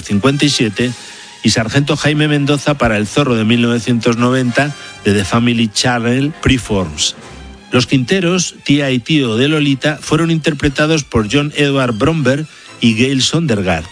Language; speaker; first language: Spanish; native; Spanish